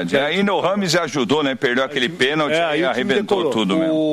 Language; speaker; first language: Portuguese; native; Portuguese